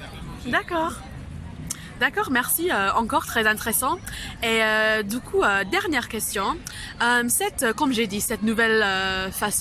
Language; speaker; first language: French; non-native, fluent; English